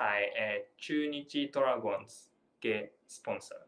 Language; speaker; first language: Chinese; non-native, learner; Japanese